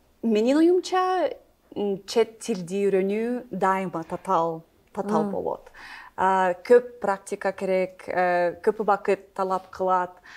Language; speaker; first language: Kyrgyz; non-native, learner; English